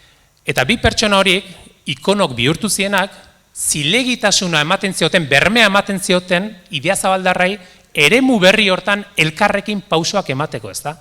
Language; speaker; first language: Basque; native; Basque